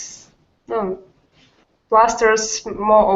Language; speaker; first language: English; non-native, learner; Russian